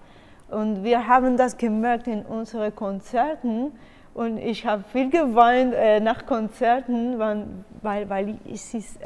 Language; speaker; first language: German; non-native, learner; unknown